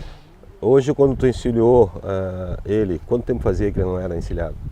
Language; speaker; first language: Portuguese; native; Portuguese